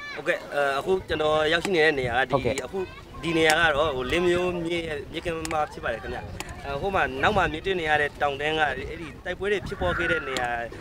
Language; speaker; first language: Burmese; native; Burmese